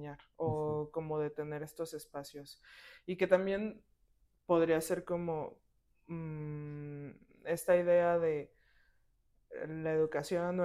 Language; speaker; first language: Spanish; native; Spanish